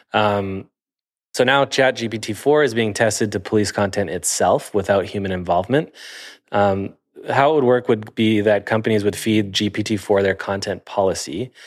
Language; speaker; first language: English; native; English